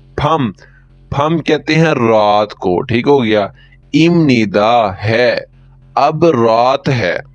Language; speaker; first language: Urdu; native; Urdu